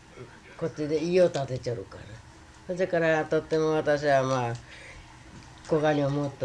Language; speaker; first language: Japanese; native; Japanese